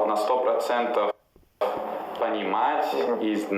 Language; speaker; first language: Russian; non-native, fluent; Italian